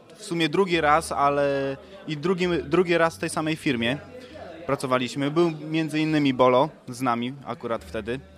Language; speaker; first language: Polish; native; Polish